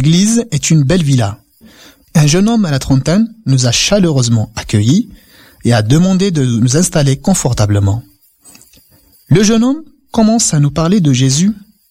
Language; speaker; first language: French; non-native, local second language; Kabyle